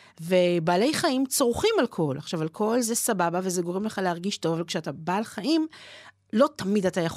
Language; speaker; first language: Hebrew; native; Hebrew